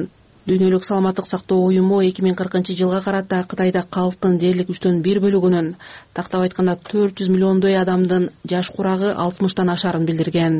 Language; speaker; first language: Kyrgyz; native; Kyrgyz